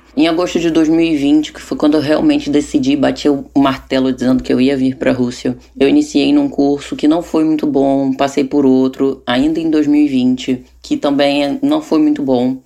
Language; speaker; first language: Portuguese; native; Portuguese